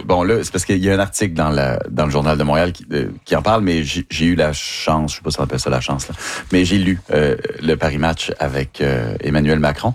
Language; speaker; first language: French; native; French